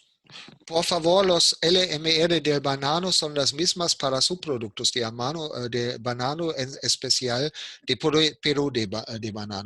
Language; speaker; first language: Spanish; non-native, fluent; German